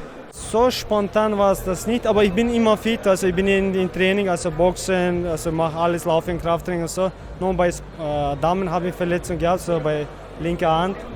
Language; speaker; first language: German; non-native, fluent; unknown